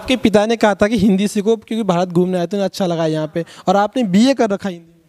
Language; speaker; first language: Hindi; native; Hindi